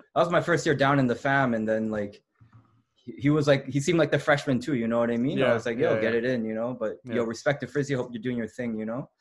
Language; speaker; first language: English; native; English